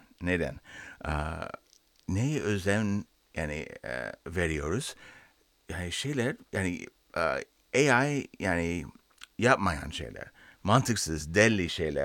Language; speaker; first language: Turkish; non-native, learner; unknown